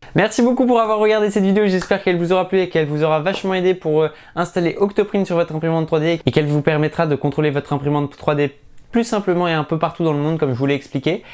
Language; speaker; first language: French; native; French